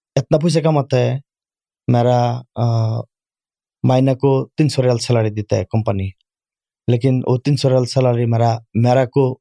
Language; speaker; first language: Urdu; non-native, learner; Bangla